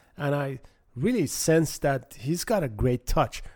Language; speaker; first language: English; non-native, fluent; Persian